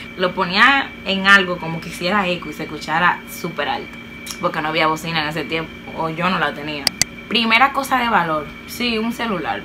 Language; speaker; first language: Spanish; native; Spanish